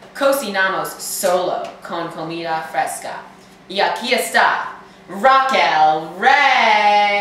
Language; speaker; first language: Spanish; non-native, learner; English